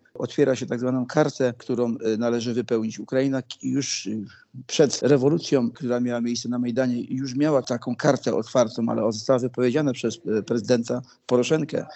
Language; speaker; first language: Polish; native; Polish